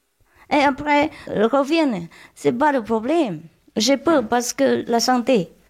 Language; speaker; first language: French; non-native, learner; Chinese